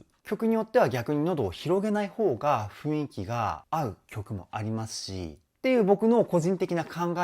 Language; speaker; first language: Japanese; native; Japanese